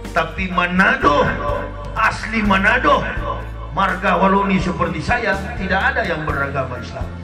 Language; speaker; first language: Indonesian; native; Indonesian